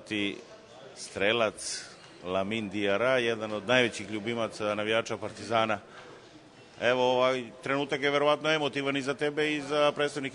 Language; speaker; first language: Serbian; native; Serbian